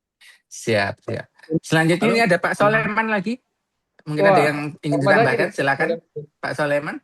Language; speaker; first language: Indonesian; native; Indonesian